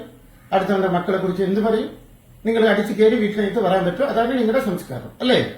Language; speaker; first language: Malayalam; non-native, fluent; Tamil